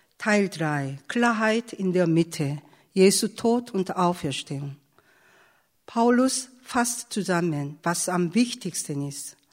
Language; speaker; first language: German; non-native, fluent; Korean